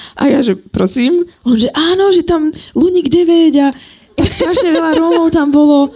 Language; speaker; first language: Slovak; native; Slovak